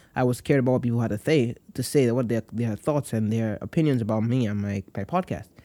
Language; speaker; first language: English; non-native, local second language; Yoruba